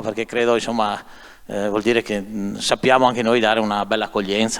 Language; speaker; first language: Italian; native; Italian